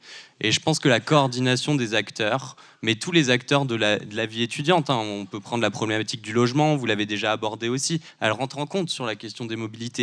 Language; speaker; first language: French; native; French